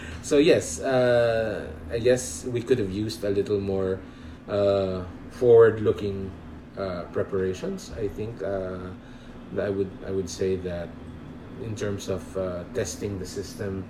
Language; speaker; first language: English; non-native, local second language; Filipino